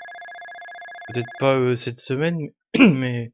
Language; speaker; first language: French; native; French